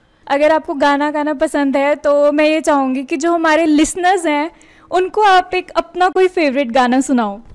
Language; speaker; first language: Hindi; non-native, local second language; Punjabi